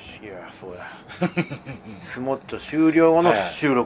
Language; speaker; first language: Japanese; native; Japanese